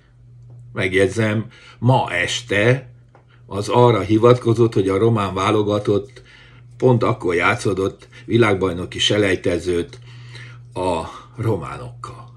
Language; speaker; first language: Hungarian; native; Hungarian